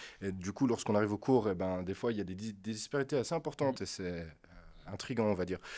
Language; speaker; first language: French; native; French